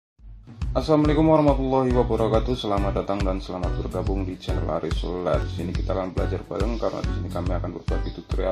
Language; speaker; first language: Indonesian; native; Indonesian